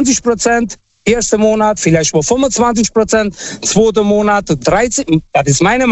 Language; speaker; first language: German; non-native, fluent; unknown